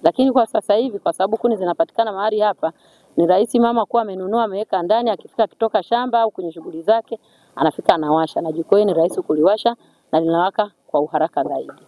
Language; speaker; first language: Swahili; native; Swahili